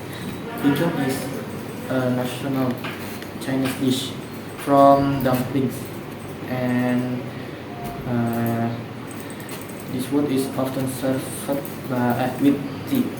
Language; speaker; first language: English; non-native, learner; Indonesian